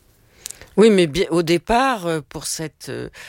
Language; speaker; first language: French; native; French